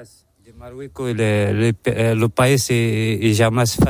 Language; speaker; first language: Spanish; non-native, learner; Arabic